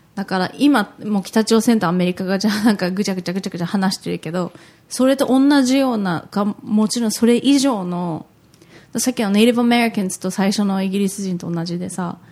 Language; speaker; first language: Japanese; early bilingual, heritage; Japanese